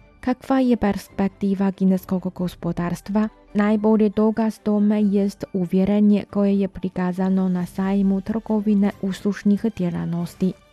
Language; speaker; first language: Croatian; non-native, fluent; Chinese